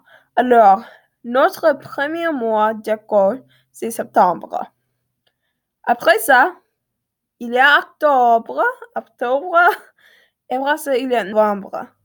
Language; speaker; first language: French; non-native, learner; English